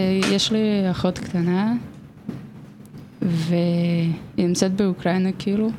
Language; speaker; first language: Hebrew; non-native, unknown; Ukrainian